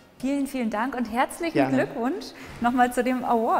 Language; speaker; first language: German; native; German